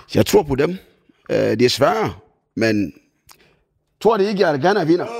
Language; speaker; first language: Danish; non-native, fluent; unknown